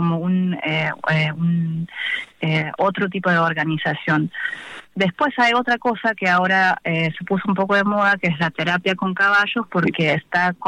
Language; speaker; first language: Spanish; non-native, fluent; German